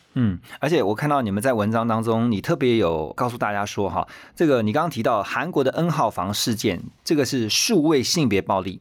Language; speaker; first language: Chinese; native; Chinese